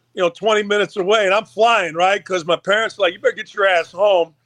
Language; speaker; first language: English; native; English